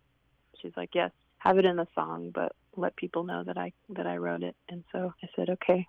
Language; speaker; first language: English; native; English